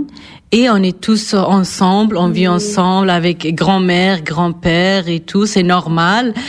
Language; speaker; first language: French; non-native, fluent; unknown